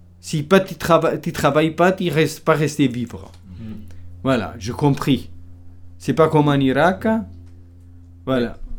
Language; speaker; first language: French; non-native, learner; Kurdish